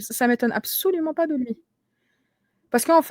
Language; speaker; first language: French; native; French